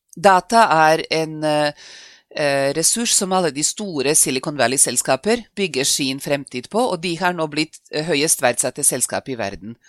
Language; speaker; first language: Norwegian; non-native, fluent; Serbian